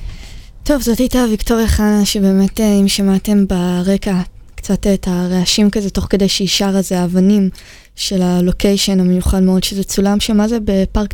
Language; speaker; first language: Hebrew; native; Hebrew